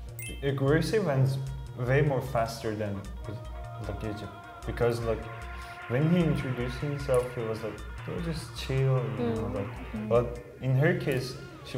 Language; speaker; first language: English; non-native, fluent; Persian